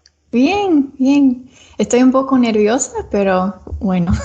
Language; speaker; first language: Spanish; non-native, learner; English